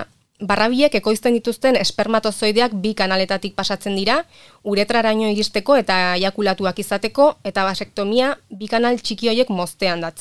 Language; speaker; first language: Basque; native; Basque